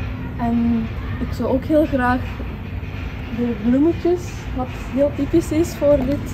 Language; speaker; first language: Dutch; non-native, fluent; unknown